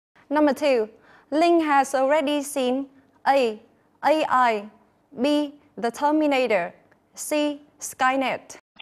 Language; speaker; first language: English; non-native, fluent; Vietnamese